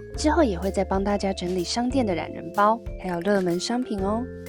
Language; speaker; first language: Chinese; native; Chinese